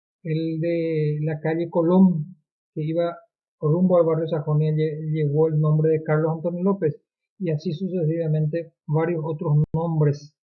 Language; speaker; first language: Spanish; native; Spanish